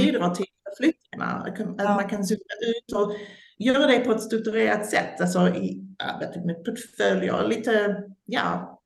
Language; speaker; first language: Swedish; non-native, fluent; English